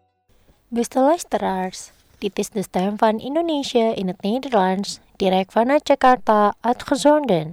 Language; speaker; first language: Dutch; non-native, fluent; Indonesian